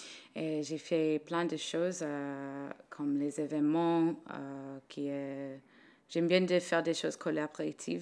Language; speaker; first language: French; non-native, learner; English